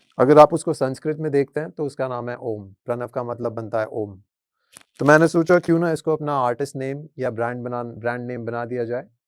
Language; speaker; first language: Hindi; native; Hindi